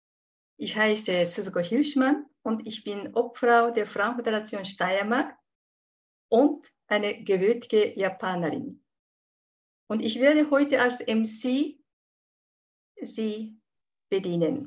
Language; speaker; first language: German; non-native, fluent; Japanese